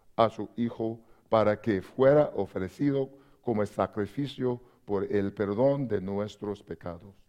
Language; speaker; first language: Spanish; non-native, learner; English